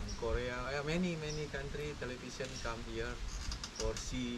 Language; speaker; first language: English; non-native, learner; Indonesian